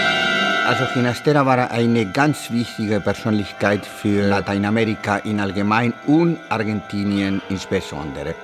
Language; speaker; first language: German; non-native, fluent; Spanish